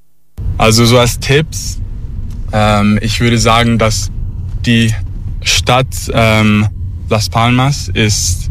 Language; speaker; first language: German; non-native, learner; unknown